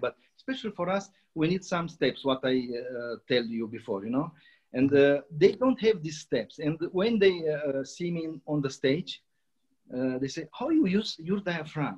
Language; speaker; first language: English; non-native, learner; Romanian